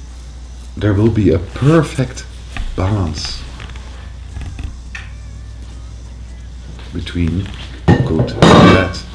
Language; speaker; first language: English; non-native, fluent; Dutch